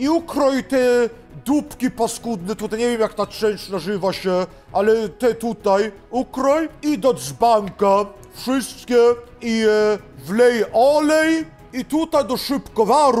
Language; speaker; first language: Polish; early bilingual, heritage; Polish